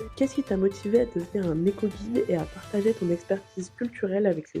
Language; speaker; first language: French; native; French